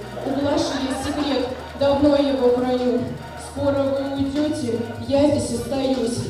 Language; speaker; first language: Russian; native; Russian